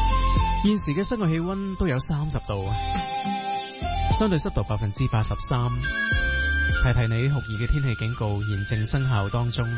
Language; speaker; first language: Chinese; non-native, local second language; Cantonese